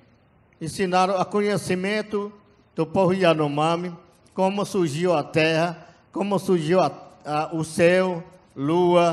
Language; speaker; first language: Portuguese; non-native, local second language; Yanomámi